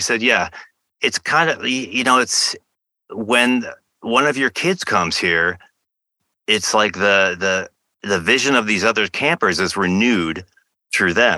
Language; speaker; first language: English; native; English